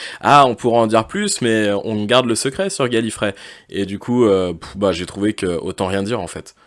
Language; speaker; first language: French; native; French